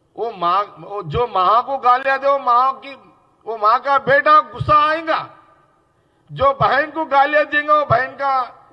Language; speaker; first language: Hindi; non-native, local second language; Telugu